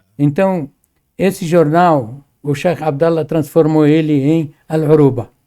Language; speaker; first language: Portuguese; early bilingual, other home language; Arabic